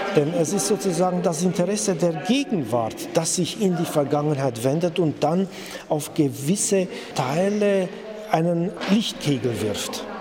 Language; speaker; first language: German; native; German